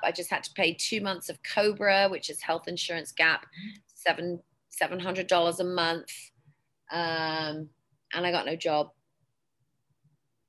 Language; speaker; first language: English; native; English